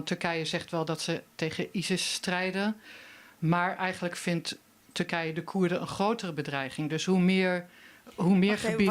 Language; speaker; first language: Dutch; native; Dutch